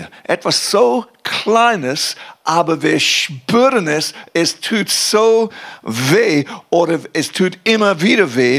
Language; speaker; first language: German; non-native, fluent; English